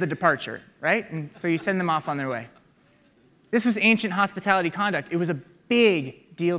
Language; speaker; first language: English; native; English